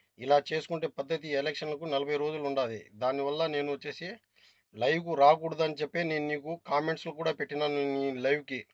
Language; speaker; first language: Telugu; non-native, local second language; Urdu